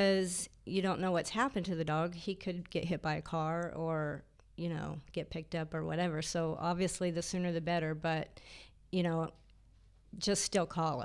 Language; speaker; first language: English; native; English